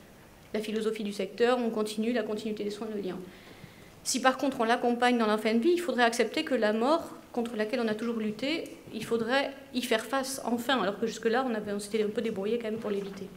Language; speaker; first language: French; native; French